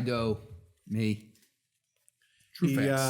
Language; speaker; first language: English; native; English